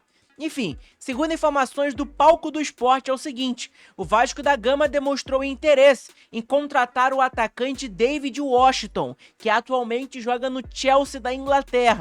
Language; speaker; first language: Portuguese; native; Portuguese